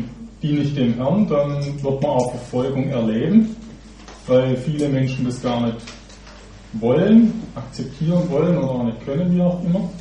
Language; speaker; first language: German; native; German